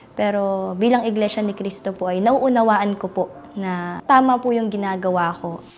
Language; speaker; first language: Filipino; native; Filipino